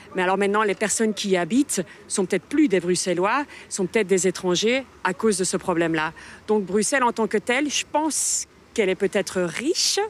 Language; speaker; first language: French; early bilingual, other home language; Spanish